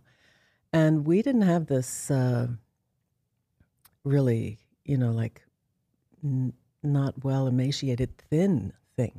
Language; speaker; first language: English; native; English